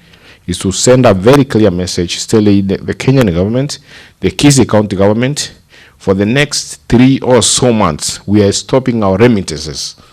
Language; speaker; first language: English; non-native, local second language; Gusii